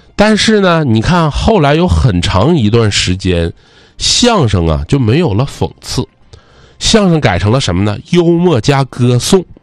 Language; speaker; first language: Chinese; native; Chinese